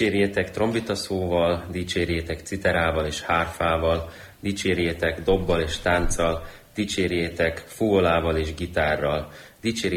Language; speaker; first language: Hungarian; early bilingual, other home language; Ukrainian